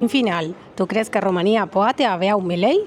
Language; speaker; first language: Romanian; non-native, learner; Spanish